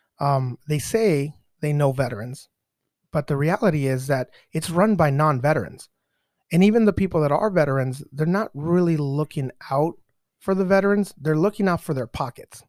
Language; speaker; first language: English; early bilingual, other home language; Spanish